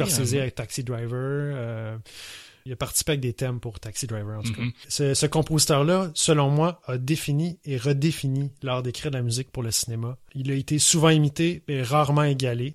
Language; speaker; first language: French; native; French